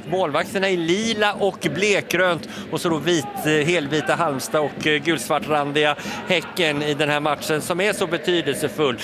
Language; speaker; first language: Swedish; native; Swedish